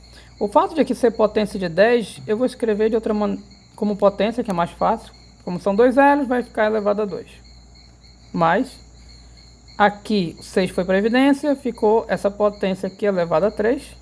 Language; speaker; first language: Portuguese; native; Portuguese